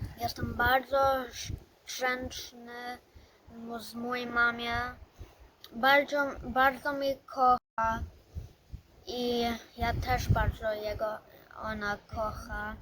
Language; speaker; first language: Polish; early bilingual, heritage; Polish